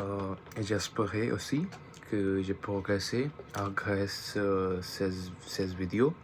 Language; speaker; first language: French; non-native, learner; Punjabi